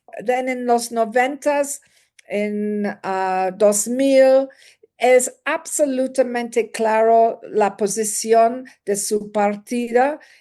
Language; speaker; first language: Spanish; non-native, learner; English